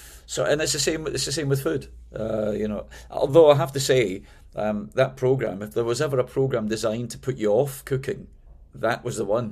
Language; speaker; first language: English; native; English